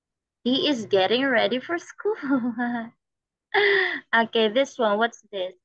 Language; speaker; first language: English; non-native, fluent; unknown